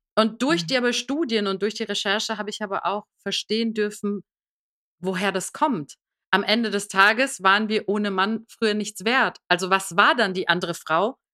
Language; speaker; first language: German; early bilingual, other home language; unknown